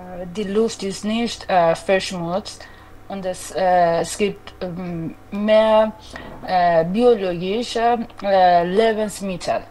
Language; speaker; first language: German; non-native, learner; Persian